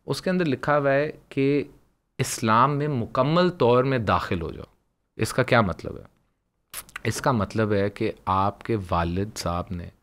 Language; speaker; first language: Urdu; early bilingual, heritage; Hindi